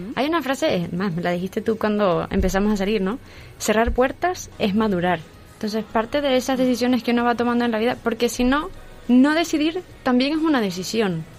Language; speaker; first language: Spanish; native; Spanish